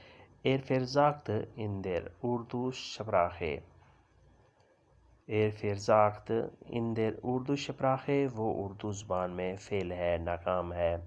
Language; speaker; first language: German; non-native, learner; Urdu